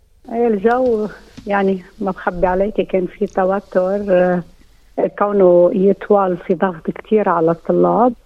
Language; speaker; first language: Arabic; native; Arabic